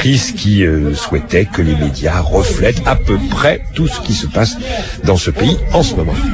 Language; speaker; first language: French; native; French